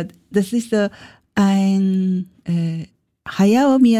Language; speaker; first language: German; non-native, learner; Japanese